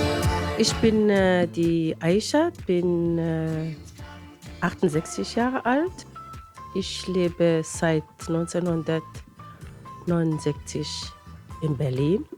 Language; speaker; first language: German; non-native, fluent; Arabic